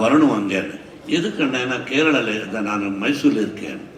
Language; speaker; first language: Tamil; non-native, learner; Telugu